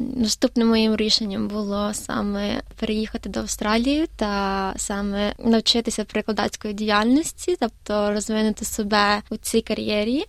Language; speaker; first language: Ukrainian; native; Ukrainian